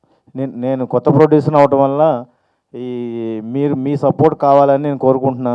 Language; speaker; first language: Telugu; native; Telugu